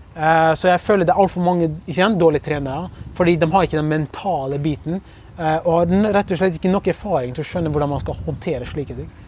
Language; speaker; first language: Norwegian; early bilingual, other home language; Kurdish